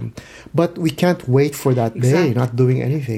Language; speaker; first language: English; non-native, local second language; Filipino